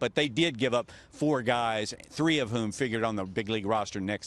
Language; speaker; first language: English; native; English